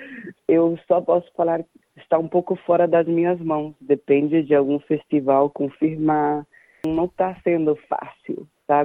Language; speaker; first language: Portuguese; non-native, fluent; Danish